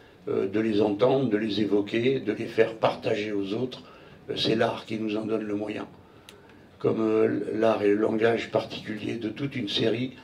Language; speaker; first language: French; native; French